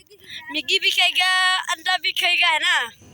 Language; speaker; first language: Hindi; non-native, local second language; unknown